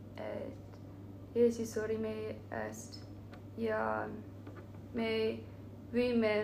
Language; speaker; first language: Estonian; non-native, learner; Finnish